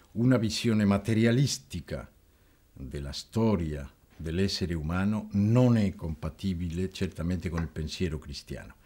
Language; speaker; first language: Italian; non-native, fluent; Spanish